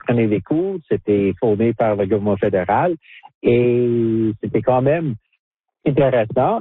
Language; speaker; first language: French; non-native, local second language; English